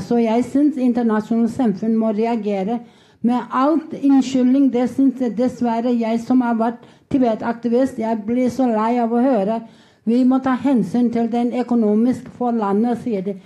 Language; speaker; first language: Norwegian; non-native, fluent; Tibetan